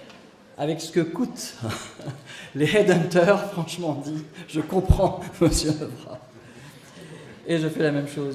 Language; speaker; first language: French; native; French